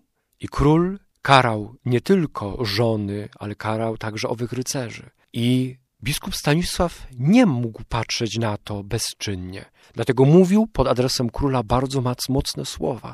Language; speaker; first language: Polish; native; Polish